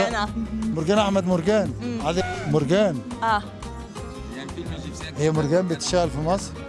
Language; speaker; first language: Arabic; native; Arabic